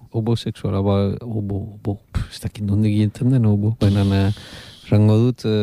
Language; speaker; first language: Basque; native; Basque